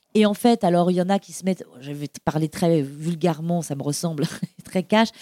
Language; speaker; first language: French; native; French